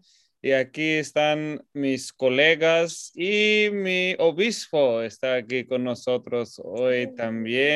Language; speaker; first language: Spanish; non-native, fluent; English